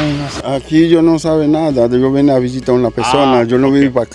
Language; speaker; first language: Spanish; non-native, learner; Haitian Creole